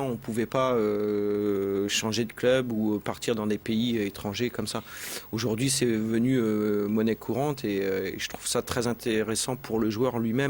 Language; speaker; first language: French; native; French